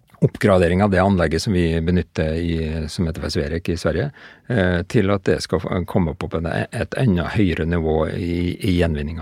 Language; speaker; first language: Norwegian; native; Norwegian